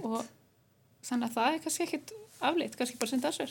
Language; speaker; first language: Icelandic; native; Icelandic